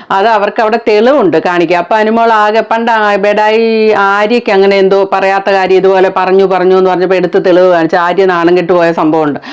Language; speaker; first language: Malayalam; native; Malayalam